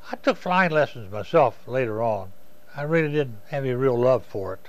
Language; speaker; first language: English; native; English